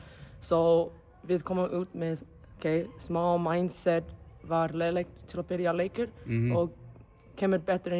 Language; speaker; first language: Icelandic; non-native, learner; English